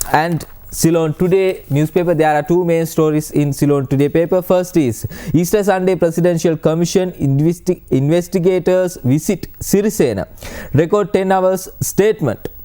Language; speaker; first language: English; non-native, local second language; Sinhala